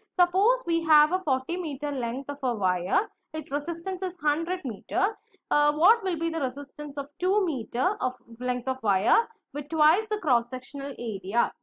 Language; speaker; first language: English; non-native, local second language; Malayalam